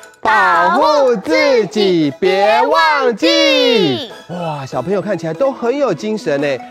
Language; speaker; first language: Chinese; native; Chinese